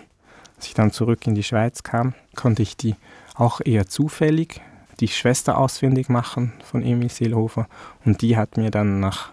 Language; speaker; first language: German; early bilingual, other home language; Vietnamese